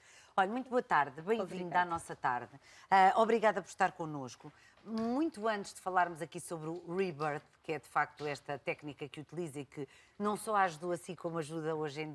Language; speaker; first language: Portuguese; native; Portuguese